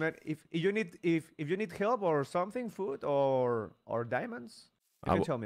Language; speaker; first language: English; non-native, learner; Spanish